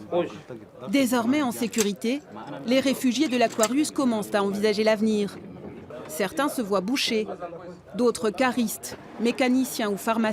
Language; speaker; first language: French; native; French